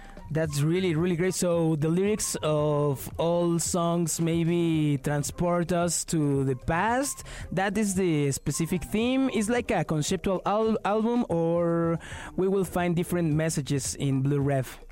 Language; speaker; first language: English; non-native, fluent; Spanish